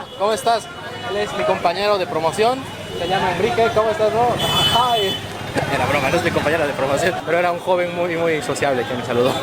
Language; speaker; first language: Spanish; native; Spanish